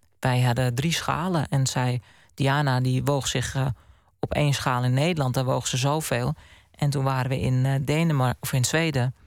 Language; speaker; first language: Dutch; native; Dutch